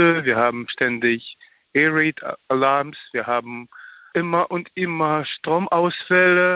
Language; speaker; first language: German; non-native, fluent; Ukrainian